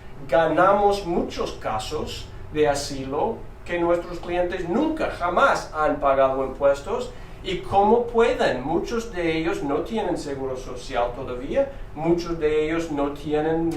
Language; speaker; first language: Spanish; non-native, fluent; English